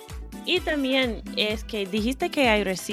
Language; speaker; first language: Spanish; non-native, fluent; English